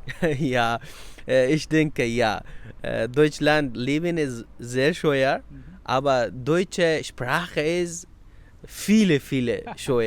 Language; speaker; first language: German; non-native, learner; Persian